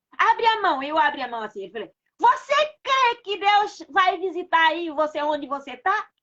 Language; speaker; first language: Portuguese; non-native, local second language; Kabuverdianu